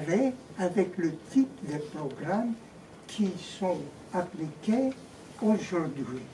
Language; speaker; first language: French; non-native, fluent; Greek